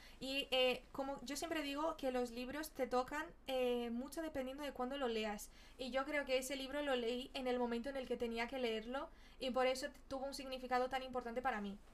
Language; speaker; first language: Spanish; early bilingual, other home language; Portuguese